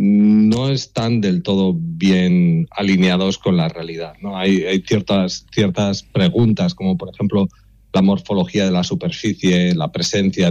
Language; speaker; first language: Spanish; native; Spanish